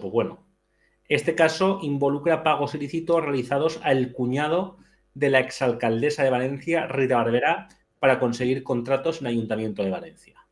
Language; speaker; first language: Spanish; native; Spanish